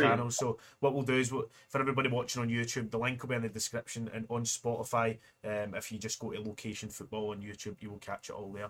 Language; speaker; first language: English; native; English